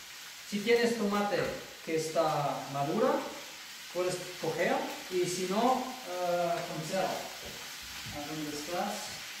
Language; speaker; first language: Spanish; non-native, fluent; German